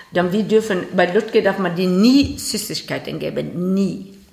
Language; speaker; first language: German; non-native, learner; Swedish